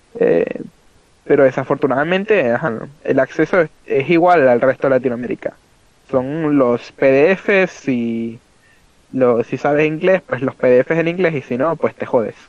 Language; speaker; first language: Spanish; native; Spanish